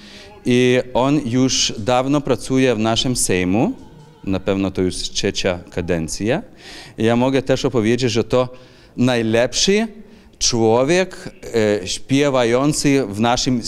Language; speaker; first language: Polish; non-native, fluent; Lithuanian